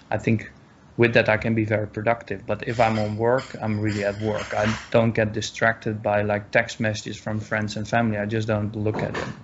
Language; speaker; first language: English; non-native, fluent; Dutch